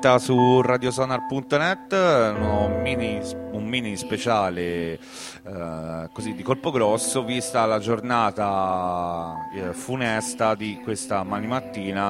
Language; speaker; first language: Italian; native; Italian